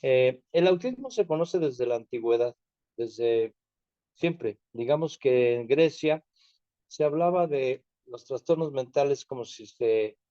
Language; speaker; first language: Spanish; native; Spanish